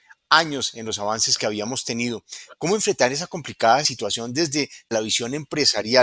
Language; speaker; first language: Spanish; native; Spanish